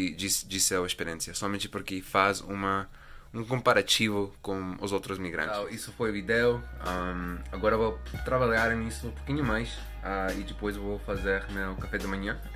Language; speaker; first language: Portuguese; non-native, learner; Spanish